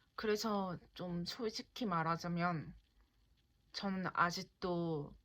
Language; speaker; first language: Korean; native; Korean